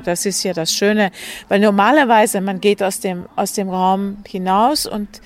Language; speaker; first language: German; non-native, fluent; Hungarian